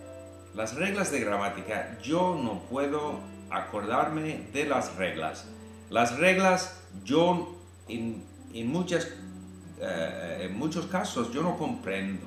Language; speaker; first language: Spanish; non-native, fluent; English